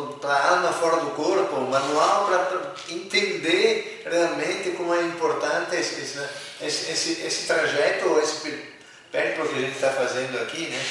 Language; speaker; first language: Portuguese; native; Portuguese